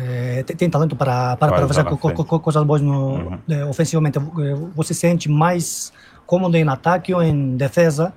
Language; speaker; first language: Portuguese; non-native, fluent; Turkish